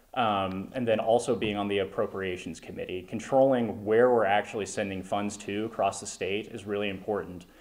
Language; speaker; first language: English; native; English